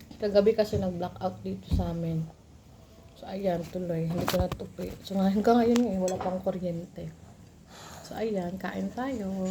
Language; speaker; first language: Filipino; non-native, local second language; Cebuano